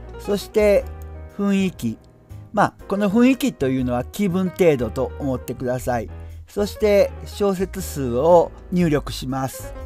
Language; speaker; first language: Japanese; native; Japanese